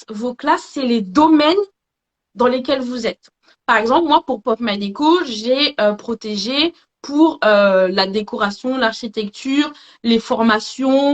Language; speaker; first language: French; native; French